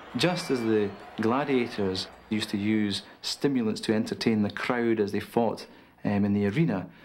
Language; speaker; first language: English; non-native, learner; French